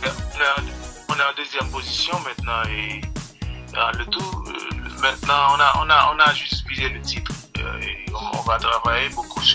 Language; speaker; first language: French; non-native, local second language; Haitian Creole